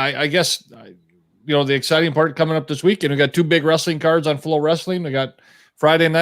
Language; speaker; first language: English; native; English